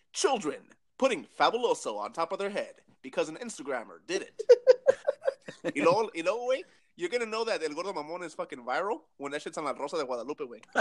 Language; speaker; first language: English; early bilingual, other home language; Spanish